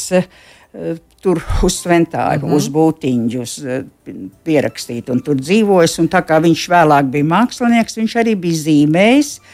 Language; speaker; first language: Latvian; native; Latvian